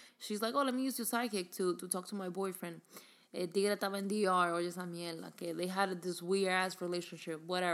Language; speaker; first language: English; early bilingual, other home language; Spanish